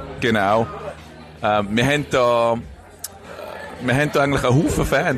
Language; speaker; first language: German; native; German